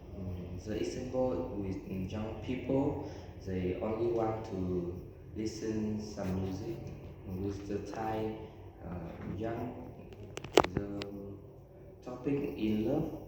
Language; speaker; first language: English; non-native, learner; Vietnamese